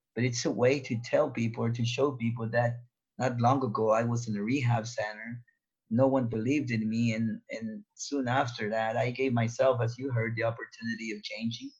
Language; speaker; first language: English; native; English